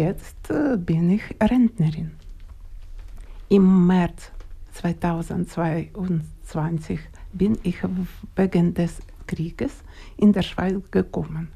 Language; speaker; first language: German; non-native, learner; Ukrainian